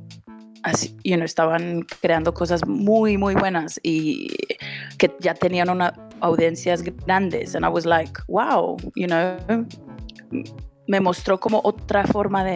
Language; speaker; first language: Spanish; early bilingual, heritage; Spanish